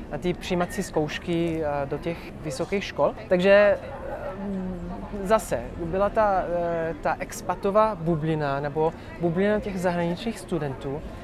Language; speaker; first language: Czech; non-native, fluent; Arabic